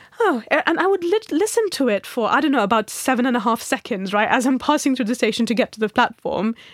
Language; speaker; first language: English; non-native, local second language; Hindi